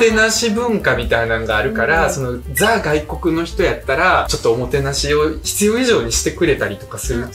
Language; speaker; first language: Japanese; early bilingual, other home language; Russian